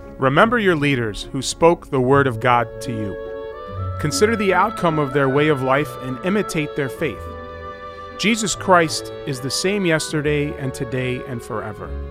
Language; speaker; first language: English; native; English